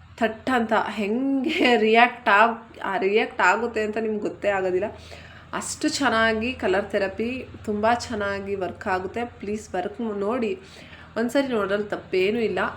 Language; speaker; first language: Kannada; native; Kannada